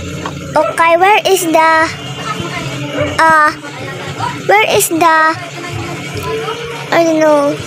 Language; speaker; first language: English; non-native, local second language; Cebuano